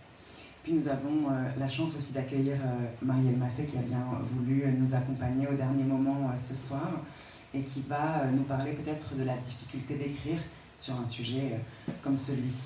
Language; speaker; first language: French; native; French